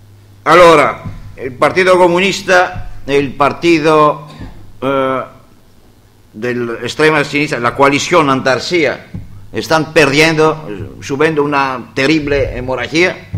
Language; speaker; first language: Spanish; non-native, fluent; Greek